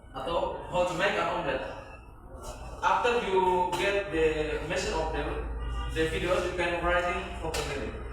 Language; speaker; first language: English; non-native, learner; Indonesian